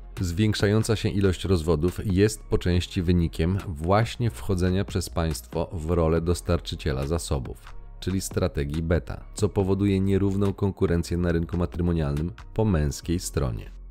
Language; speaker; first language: Polish; native; Polish